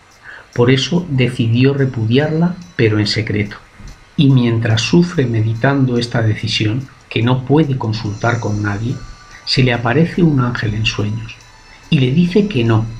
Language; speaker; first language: Spanish; native; Spanish